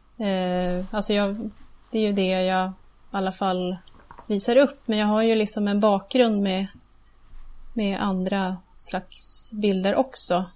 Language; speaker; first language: Swedish; native; Swedish